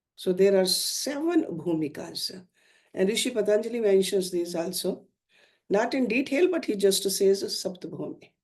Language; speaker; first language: English; non-native, local second language; Hindi